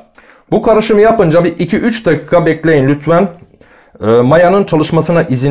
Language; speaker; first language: Turkish; native; Turkish